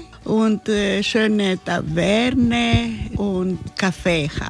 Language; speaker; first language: German; non-native, learner; Greek